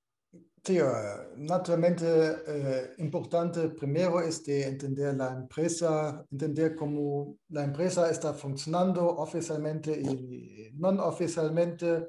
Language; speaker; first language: Spanish; non-native, fluent; German